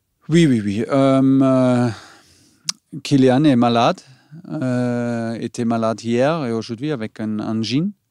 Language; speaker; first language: French; non-native, learner; German